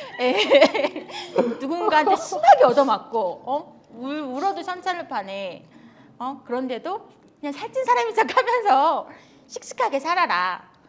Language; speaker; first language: Korean; native; Korean